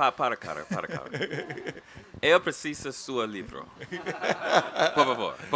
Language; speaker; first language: Portuguese; non-native, learner; English